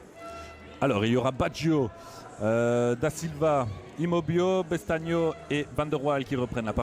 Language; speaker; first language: French; native; French